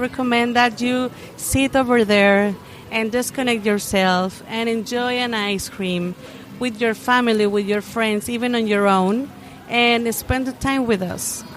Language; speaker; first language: English; non-native, learner; Spanish